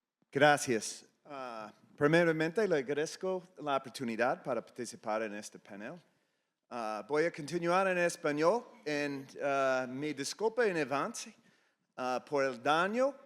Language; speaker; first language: Spanish; non-native, fluent; English